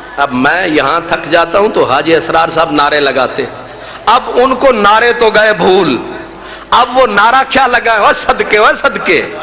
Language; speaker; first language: Urdu; non-native, local second language; Punjabi